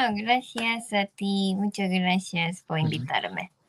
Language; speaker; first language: Spanish; non-native, learner; Japanese